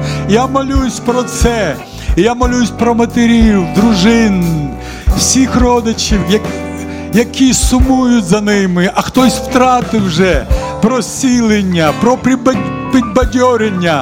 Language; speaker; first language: Ukrainian; non-native, local second language; Russian